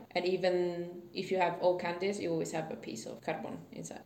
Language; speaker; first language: English; non-native, fluent; Italian